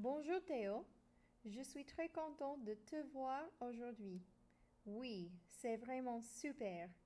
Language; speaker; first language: French; non-native, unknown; English